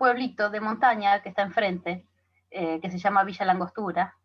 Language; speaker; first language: Spanish; native; Spanish